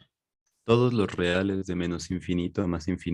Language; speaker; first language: Spanish; native; Spanish